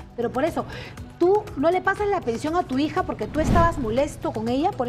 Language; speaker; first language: Spanish; native; Spanish